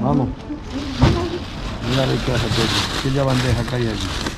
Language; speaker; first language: Spanish; native; Spanish